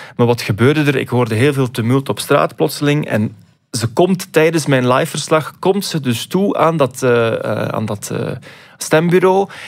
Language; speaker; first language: Dutch; native; Dutch